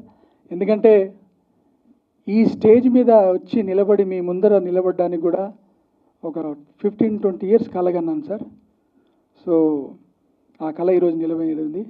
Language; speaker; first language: Telugu; native; Telugu